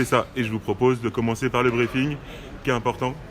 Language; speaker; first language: French; native; French